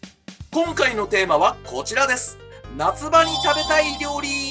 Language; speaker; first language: Japanese; native; Japanese